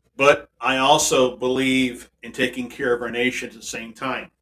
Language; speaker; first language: English; native; English